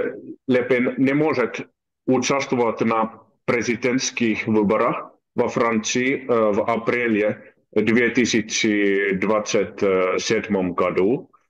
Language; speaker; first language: Russian; non-native, learner; Finnish